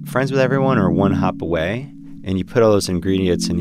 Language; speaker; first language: English; native; English